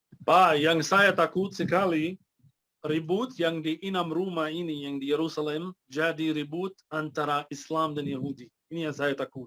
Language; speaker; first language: Indonesian; non-native, fluent; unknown